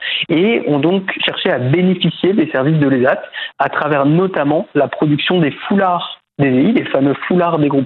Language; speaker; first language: French; native; French